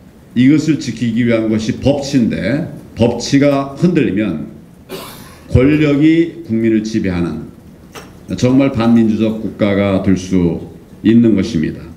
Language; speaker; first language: Korean; native; Korean